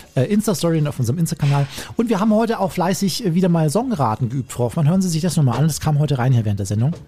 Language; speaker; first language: German; native; German